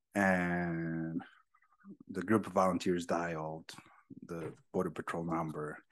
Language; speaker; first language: English; non-native, fluent; Spanish